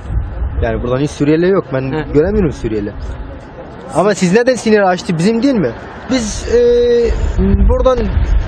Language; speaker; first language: Turkish; non-native, learner; Arabic